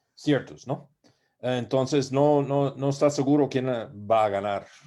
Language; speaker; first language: Spanish; non-native, learner; English